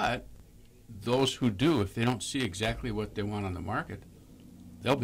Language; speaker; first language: English; native; English